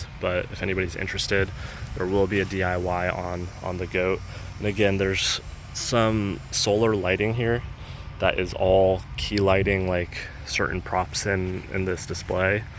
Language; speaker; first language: English; native; English